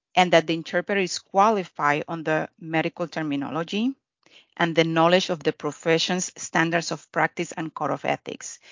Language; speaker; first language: English; non-native, fluent; Spanish